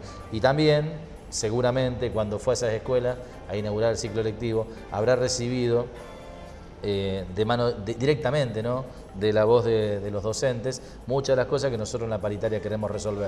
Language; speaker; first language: Spanish; native; Spanish